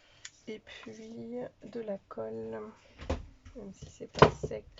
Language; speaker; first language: French; native; French